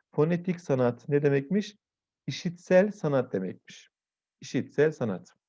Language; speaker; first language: Turkish; native; Turkish